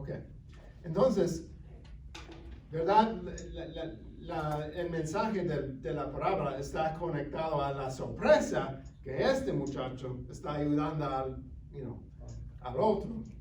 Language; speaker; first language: Spanish; non-native, fluent; English